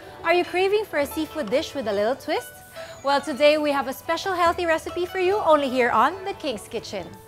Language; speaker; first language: English; non-native, local second language; Filipino